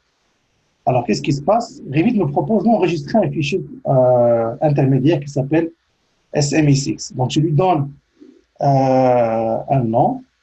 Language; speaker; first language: French; native; French